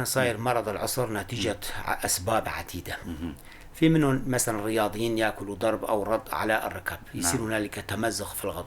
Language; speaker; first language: Arabic; non-native, local second language; Kurdish